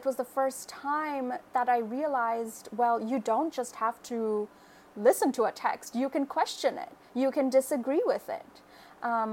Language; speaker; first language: English; non-native, local second language; Bangla